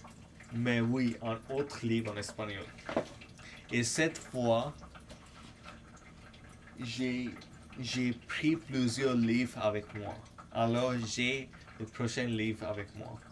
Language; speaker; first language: French; non-native, fluent; English